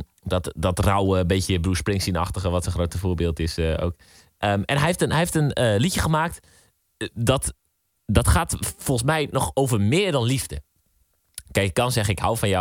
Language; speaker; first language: Dutch; native; Dutch